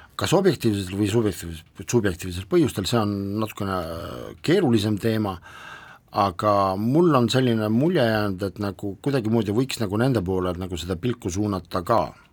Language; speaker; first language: Estonian; non-native, local second language; Russian